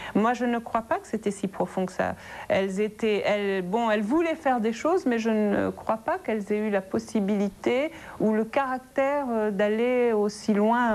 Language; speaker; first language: French; non-native, local second language; Arabic